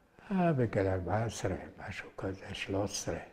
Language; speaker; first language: Hebrew; early bilingual, other home language; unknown